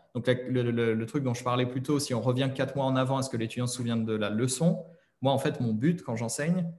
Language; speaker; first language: French; native; French